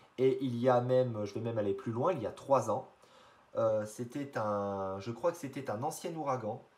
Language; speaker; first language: French; native; French